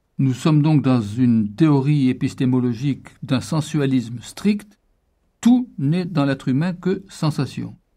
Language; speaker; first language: French; native; French